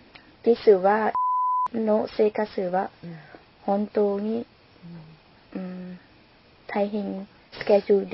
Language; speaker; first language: Japanese; non-native, learner; Lao